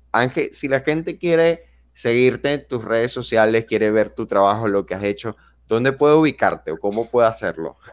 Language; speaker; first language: Spanish; native; Spanish